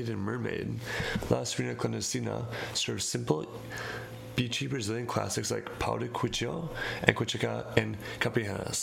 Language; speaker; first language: English; native; English